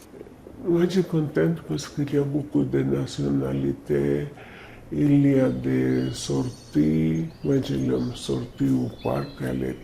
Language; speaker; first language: French; non-native, learner; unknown